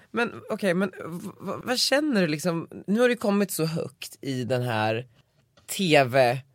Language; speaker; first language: Swedish; native; Swedish